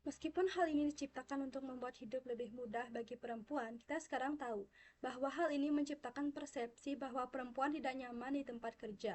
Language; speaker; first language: Indonesian; non-native, local second language; Balinese